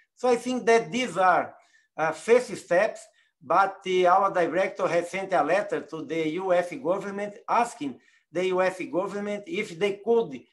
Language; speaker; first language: English; non-native, fluent; Portuguese